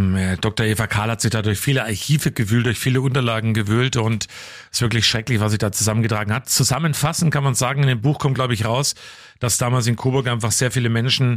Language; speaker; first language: German; native; German